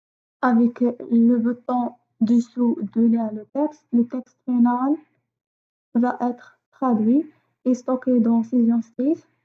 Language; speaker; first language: French; non-native, fluent; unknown